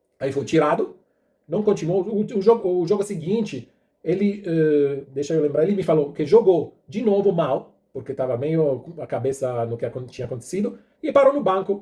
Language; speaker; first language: Portuguese; non-native, fluent; Italian